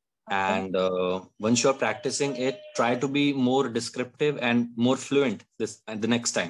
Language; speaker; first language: English; non-native, local second language; Hindi